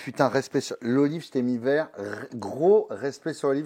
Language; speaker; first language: French; native; French